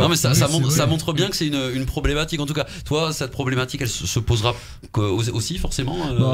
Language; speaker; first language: French; native; French